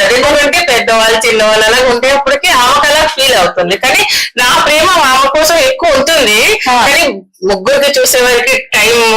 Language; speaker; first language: Telugu; non-native, fluent; Hindi